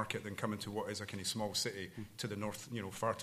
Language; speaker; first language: English; native; English